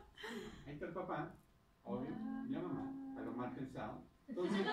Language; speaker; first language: Spanish; native; Spanish